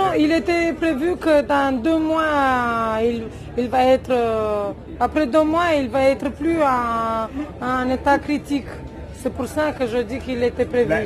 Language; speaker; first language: French; non-native, learner; Romanian